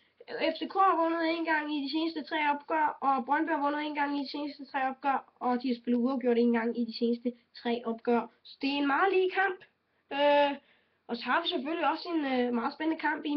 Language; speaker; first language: Danish; native; Danish